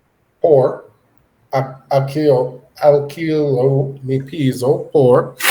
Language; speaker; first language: Spanish; non-native, learner; English